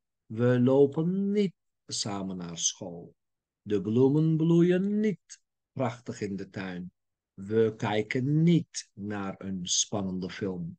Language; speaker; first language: Dutch; non-native, fluent; Turkish